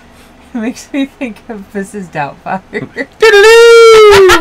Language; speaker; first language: English; native; English